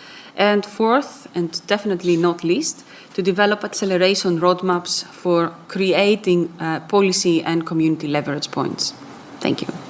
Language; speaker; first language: English; non-native, fluent; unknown